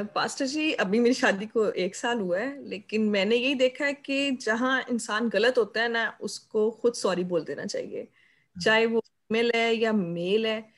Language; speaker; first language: Urdu; native; Urdu